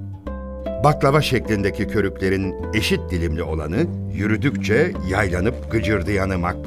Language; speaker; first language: Turkish; native; Turkish